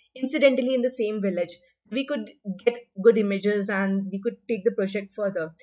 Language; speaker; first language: English; non-native, local second language; Hindi